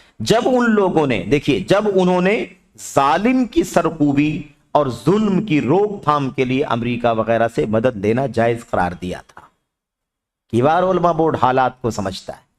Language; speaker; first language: Urdu; native; Urdu